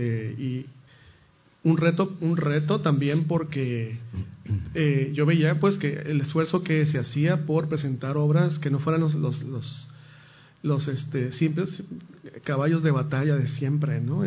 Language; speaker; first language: Spanish; native; Spanish